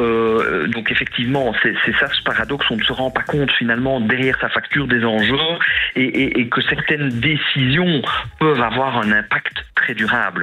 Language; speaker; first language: French; native; French